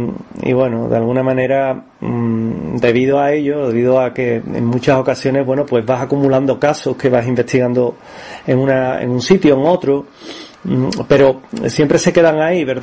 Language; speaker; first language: Spanish; native; Spanish